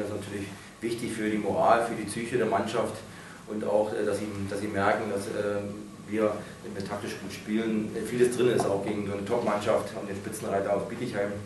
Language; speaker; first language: German; native; German